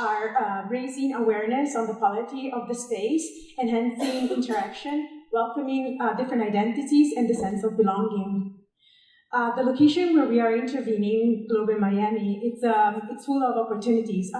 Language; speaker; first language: English; non-native, fluent; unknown